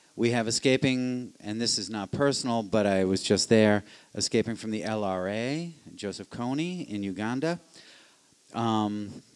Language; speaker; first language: English; native; English